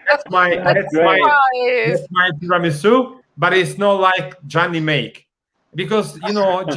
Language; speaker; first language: English; non-native, learner; Italian